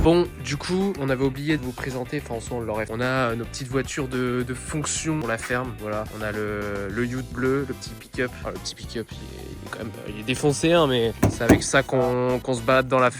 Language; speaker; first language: French; native; French